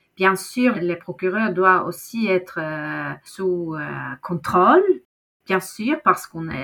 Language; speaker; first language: French; non-native, fluent; Norwegian